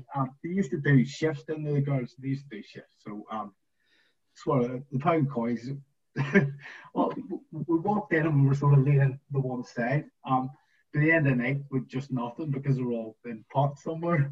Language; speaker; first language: English; native; English